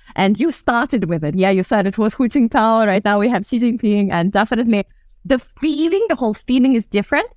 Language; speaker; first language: English; non-native, fluent; Russian